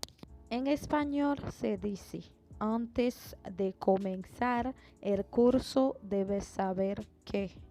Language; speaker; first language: Spanish; non-native, fluent; Haitian Creole